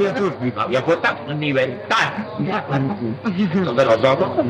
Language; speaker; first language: Spanish; native; Spanish